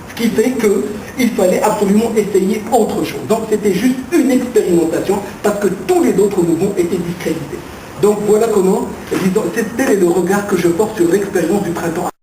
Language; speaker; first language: French; non-native, local second language; Arabic